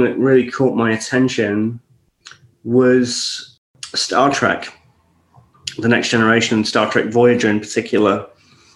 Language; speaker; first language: English; native; English